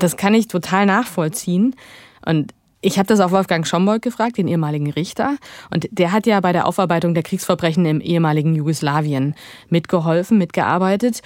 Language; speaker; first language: German; native; German